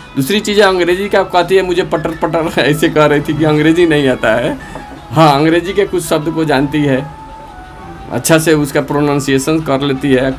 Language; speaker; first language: Hindi; native; Hindi